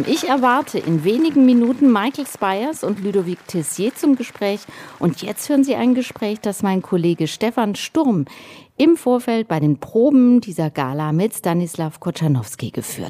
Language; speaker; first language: German; native; German